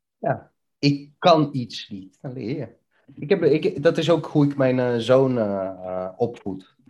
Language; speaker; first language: Dutch; early bilingual, other home language; Bosnian